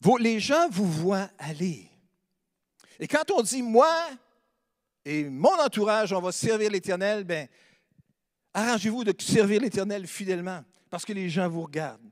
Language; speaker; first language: French; native; French